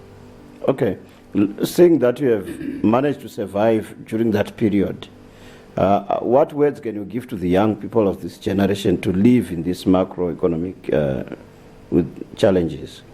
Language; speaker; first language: English; non-native, local second language; Shona